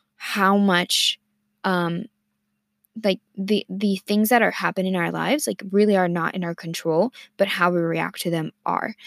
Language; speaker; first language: English; non-native, fluent; Spanish